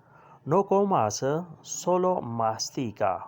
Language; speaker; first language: Spanish; non-native, learner; Urdu